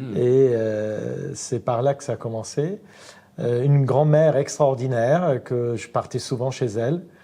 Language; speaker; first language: French; non-native, fluent; Armenian